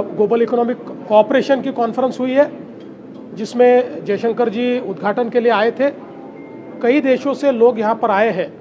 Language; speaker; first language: Hindi; non-native, local second language; Marathi